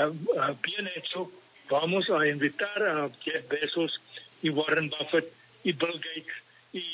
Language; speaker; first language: Spanish; non-native, fluent; English